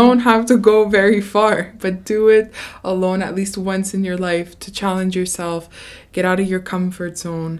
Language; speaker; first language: English; native; English